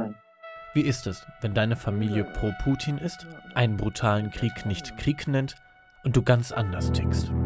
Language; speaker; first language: German; native; German